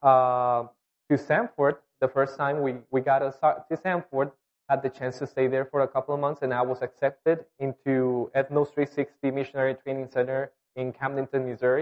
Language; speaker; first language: English; non-native, fluent; Spanish